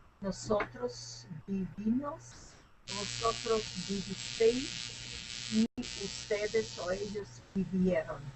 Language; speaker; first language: Spanish; non-native, learner; English